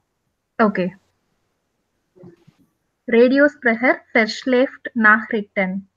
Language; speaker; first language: German; non-native, learner; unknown